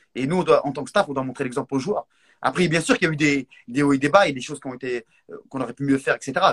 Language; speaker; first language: French; non-native, local second language; Arabic